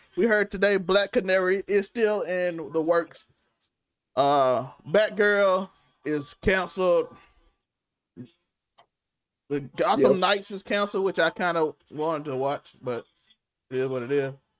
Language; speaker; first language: English; native; English